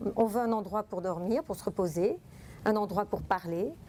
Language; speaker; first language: French; non-native, fluent; Italian